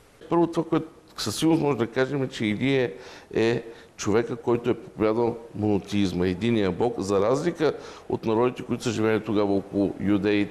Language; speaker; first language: Bulgarian; native; Bulgarian